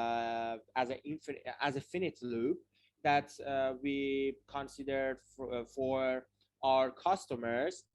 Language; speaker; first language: English; non-native, fluent; Persian